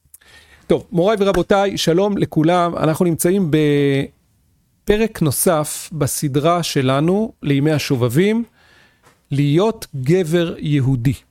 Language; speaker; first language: Hebrew; native; Hebrew